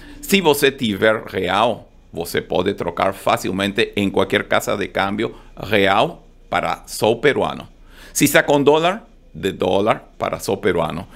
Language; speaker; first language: Portuguese; non-native, fluent; Spanish